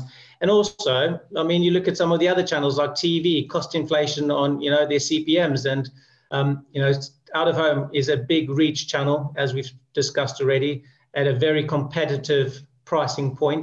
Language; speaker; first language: English; native; English